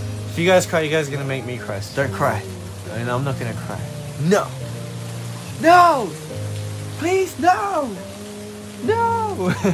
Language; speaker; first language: English; native; English